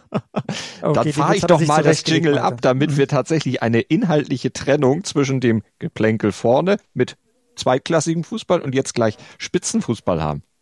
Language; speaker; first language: German; native; German